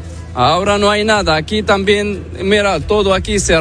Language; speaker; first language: Spanish; non-native, learner; Arabic